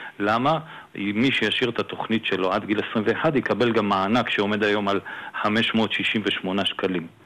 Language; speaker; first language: Hebrew; native; Hebrew